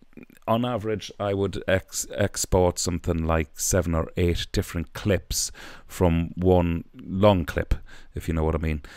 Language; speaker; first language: English; native; English